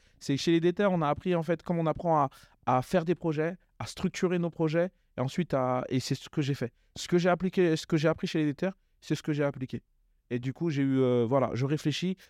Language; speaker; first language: French; native; French